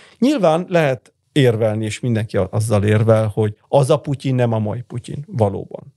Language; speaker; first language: Hungarian; early bilingual, heritage; Italian